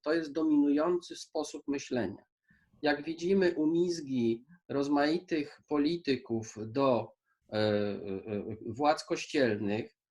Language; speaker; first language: Polish; native; Polish